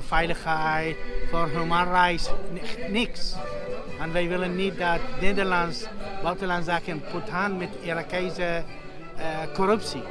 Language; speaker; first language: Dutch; non-native, learner; Arabic